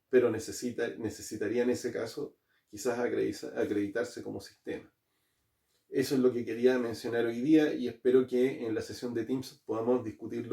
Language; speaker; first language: Spanish; native; Spanish